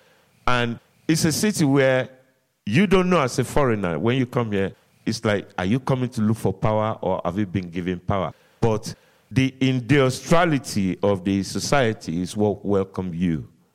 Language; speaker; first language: English; non-native, local second language; Yoruba